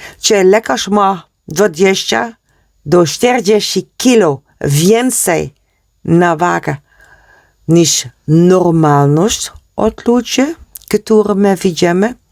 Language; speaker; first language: Polish; non-native, learner; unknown